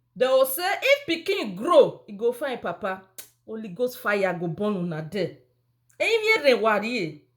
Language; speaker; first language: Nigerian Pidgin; non-native, local second language; Bini